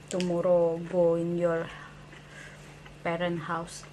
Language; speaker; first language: English; non-native, learner; Indonesian